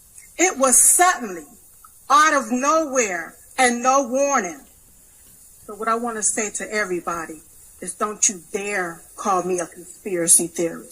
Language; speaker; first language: English; native; English